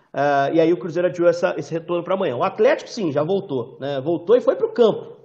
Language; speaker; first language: Portuguese; native; Portuguese